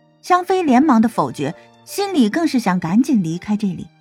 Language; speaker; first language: Chinese; native; Chinese